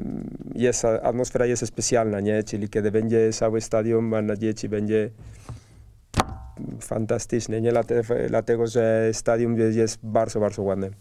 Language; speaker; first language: Polish; non-native, learner; Spanish